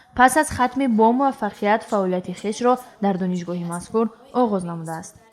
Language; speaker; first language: Tajik; native; Tajik